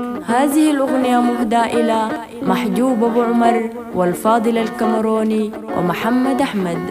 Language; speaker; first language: Arabic; native; Arabic